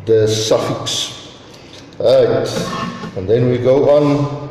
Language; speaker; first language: English; non-native, local second language; Afrikaans